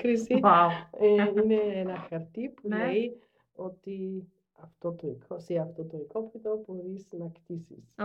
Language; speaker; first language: Greek; non-native, learner; German